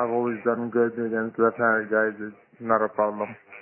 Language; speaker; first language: English; non-native, local second language; French